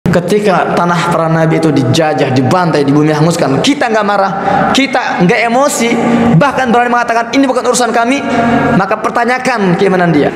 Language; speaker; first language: Indonesian; native; Indonesian